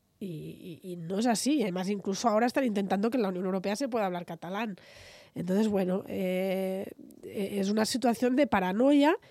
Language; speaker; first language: Spanish; non-native, local second language; Catalan